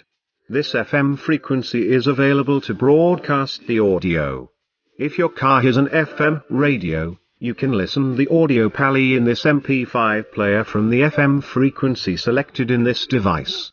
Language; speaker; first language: English; non-native, fluent; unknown